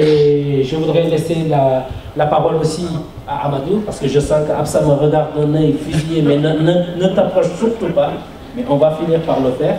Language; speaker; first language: French; non-native, local second language; Wolof